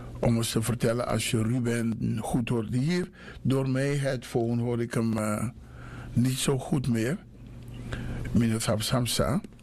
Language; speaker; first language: Dutch; native; Dutch